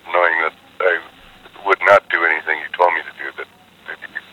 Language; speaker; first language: English; native; English